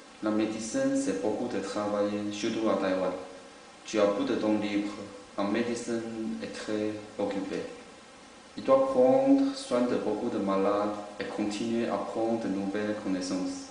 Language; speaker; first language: French; non-native, learner; Chinese